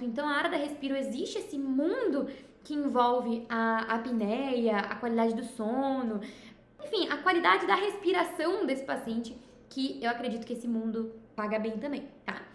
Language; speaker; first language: Portuguese; native; Portuguese